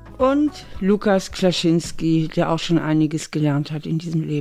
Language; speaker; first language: German; native; German